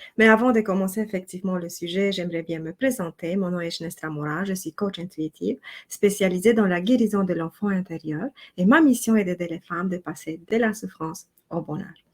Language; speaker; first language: French; non-native, fluent; Romanian